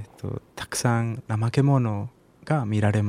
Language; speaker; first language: Japanese; non-native, learner; Spanish